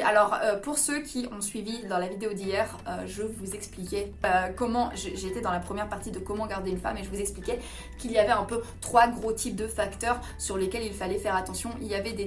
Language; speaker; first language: French; native; French